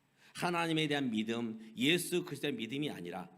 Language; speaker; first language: Korean; native; Korean